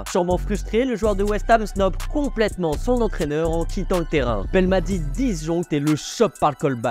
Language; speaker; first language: French; native; French